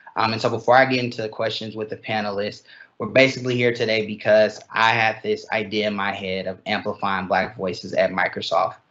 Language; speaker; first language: English; native; English